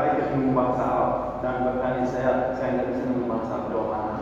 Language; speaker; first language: Indonesian; non-native, learner; Arabic